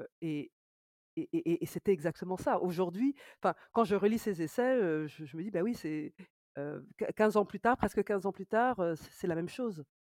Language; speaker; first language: French; native; French